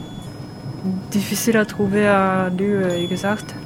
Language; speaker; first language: French; non-native, learner; Japanese